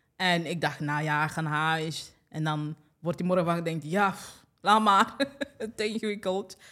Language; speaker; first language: Dutch; early bilingual, other home language; Kinyarwanda